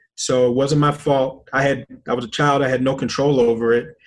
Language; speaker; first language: English; native; English